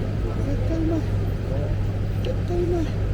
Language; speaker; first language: Japanese; native; Japanese